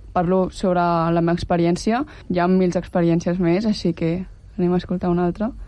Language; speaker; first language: Catalan; native; Catalan